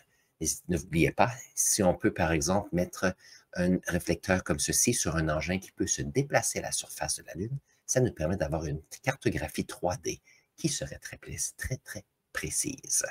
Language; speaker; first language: French; native; French